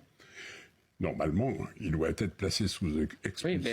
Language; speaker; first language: French; native; French